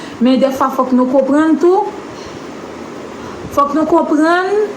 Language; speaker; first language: French; non-native, local second language; Haitian Creole